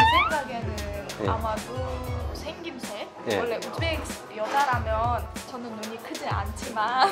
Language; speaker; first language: Korean; non-native, fluent; Uzbek